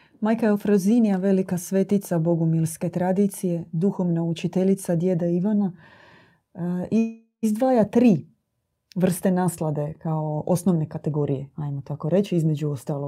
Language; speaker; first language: Croatian; native; Croatian